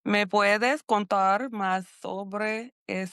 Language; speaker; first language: Spanish; non-native, learner; English